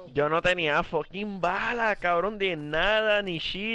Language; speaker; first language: Spanish; early bilingual, heritage; Spanish